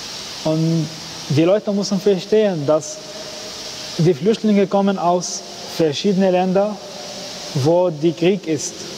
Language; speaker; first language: German; non-native, learner; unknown